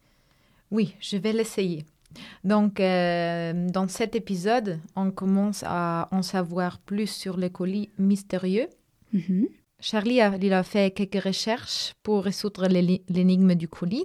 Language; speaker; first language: French; non-native, fluent; German